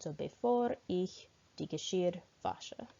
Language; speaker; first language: German; non-native, learner; English